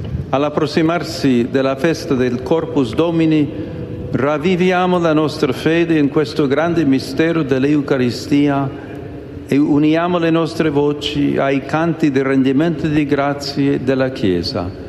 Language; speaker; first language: Italian; non-native, fluent; English